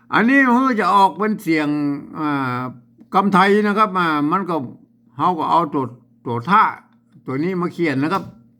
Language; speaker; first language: Thai; native; Thai